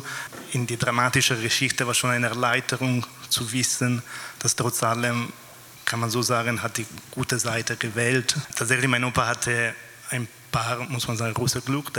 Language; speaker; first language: German; non-native, fluent; Italian